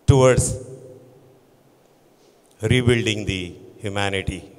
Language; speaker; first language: English; non-native, local second language; Konkani